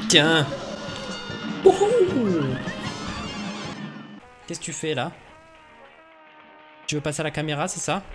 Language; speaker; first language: French; native; French